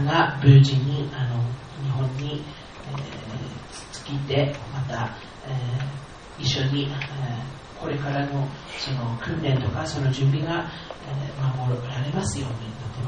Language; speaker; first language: Japanese; non-native, fluent; English